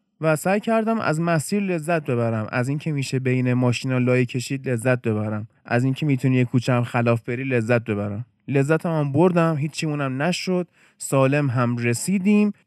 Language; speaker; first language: Persian; native; Persian